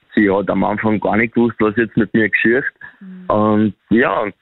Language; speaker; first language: German; native; German